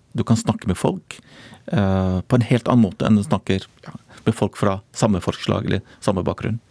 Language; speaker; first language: Norwegian; non-native, fluent; Arabic